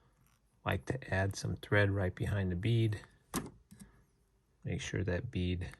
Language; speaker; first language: English; native; English